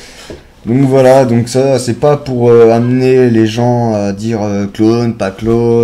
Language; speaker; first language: French; native; French